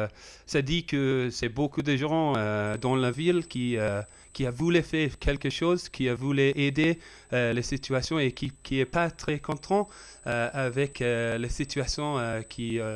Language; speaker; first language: French; non-native, learner; English